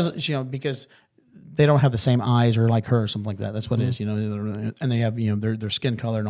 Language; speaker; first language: English; native; English